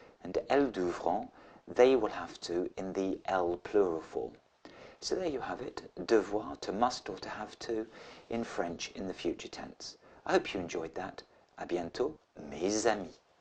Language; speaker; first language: English; native; English